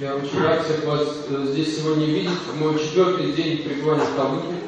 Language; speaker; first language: Russian; native; Russian